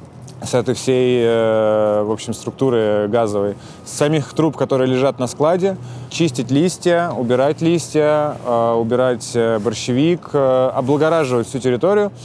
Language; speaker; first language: Russian; native; Russian